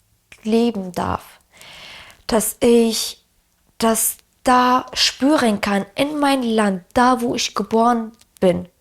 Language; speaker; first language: German; early bilingual, other home language; Arabic